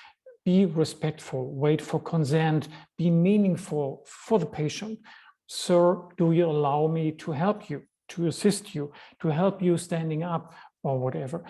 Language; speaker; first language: English; non-native, fluent; German